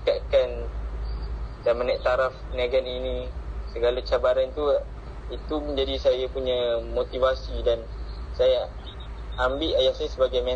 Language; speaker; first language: Malay; native; Malay